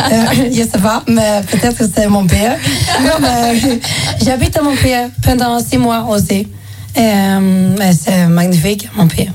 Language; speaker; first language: French; non-native, learner; Swedish